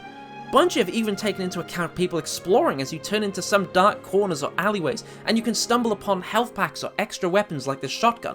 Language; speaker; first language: English; native; English